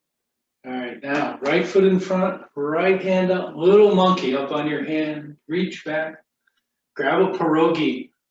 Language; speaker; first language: English; native; English